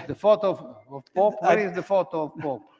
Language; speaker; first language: English; non-native, learner; Italian